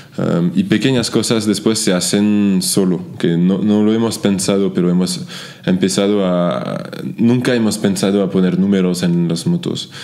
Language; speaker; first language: Spanish; non-native, fluent; French